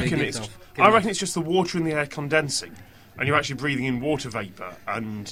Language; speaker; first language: English; native; English